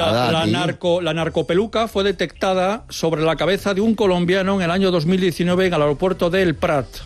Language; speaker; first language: Spanish; native; Spanish